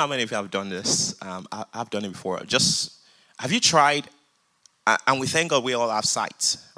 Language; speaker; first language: English; non-native, local second language; Yoruba